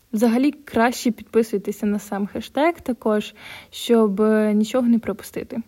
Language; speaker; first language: Ukrainian; non-native, local second language; Russian